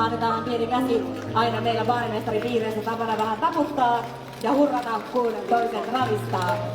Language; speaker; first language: Finnish; native; Finnish